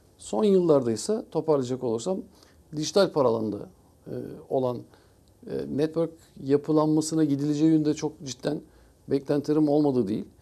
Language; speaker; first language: Turkish; early bilingual, heritage; Turkish